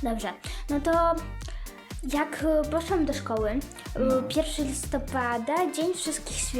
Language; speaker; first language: Polish; early bilingual, other home language; Ukrainian